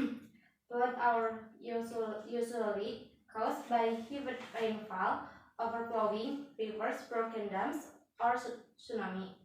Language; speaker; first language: English; non-native, learner; Indonesian